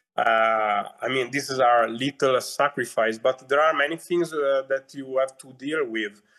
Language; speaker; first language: English; non-native, fluent; Italian